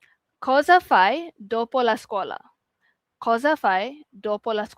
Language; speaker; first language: Italian; non-native, fluent; Malay